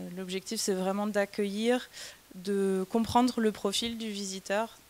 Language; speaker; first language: French; native; French